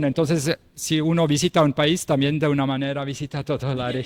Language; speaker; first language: Spanish; non-native, fluent; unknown